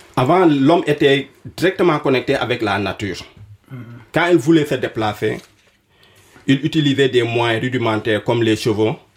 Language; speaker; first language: French; non-native, local second language; Wolof